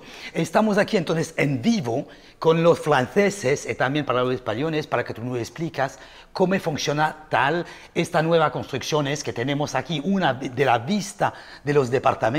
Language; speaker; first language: Spanish; non-native, learner; French